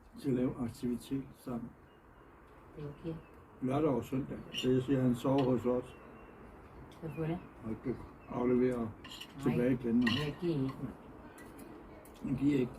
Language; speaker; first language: Danish; non-native, learner; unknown